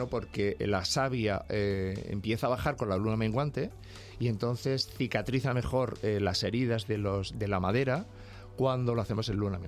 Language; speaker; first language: Spanish; native; Spanish